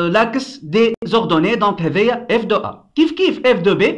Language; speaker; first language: French; non-native, local second language; Arabic